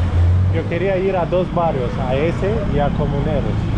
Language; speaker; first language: Spanish; non-native, learner; Romanian